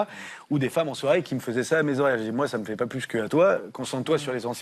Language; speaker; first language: French; native; French